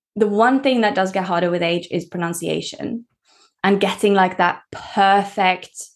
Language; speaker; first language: English; early bilingual, other home language; Norwegian